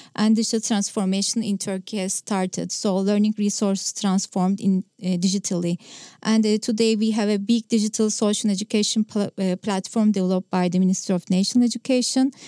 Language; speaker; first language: English; non-native, fluent; Turkish